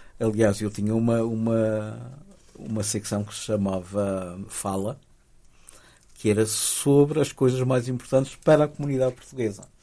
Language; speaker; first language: Portuguese; early bilingual, other home language; Spanish